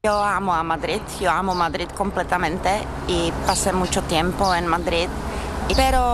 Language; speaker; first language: Spanish; non-native, learner; Czech